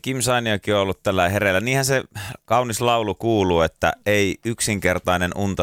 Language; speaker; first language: Finnish; native; Finnish